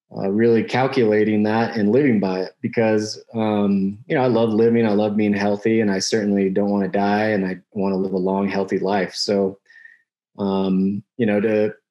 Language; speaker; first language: English; native; English